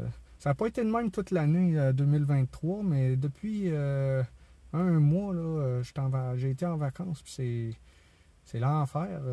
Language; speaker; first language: French; native; French